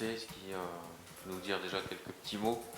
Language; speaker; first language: French; native; French